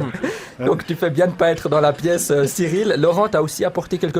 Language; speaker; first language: French; native; French